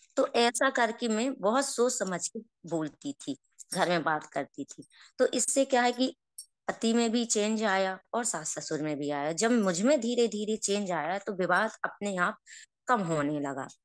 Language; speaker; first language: Hindi; native; Hindi